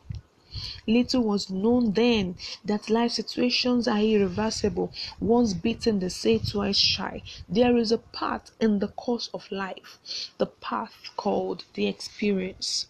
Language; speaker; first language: English; non-native, local second language; Yoruba